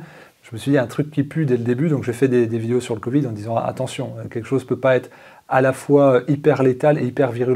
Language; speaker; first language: French; native; French